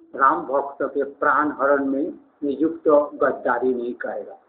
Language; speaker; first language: Hindi; native; Hindi